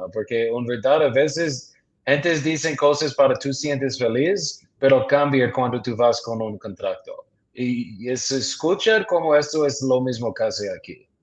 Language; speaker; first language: Spanish; non-native, learner; English